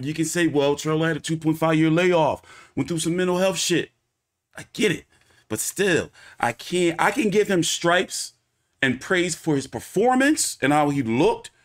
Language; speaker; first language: English; native; English